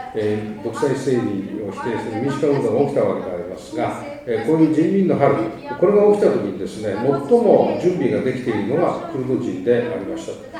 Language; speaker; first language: Japanese; native; Japanese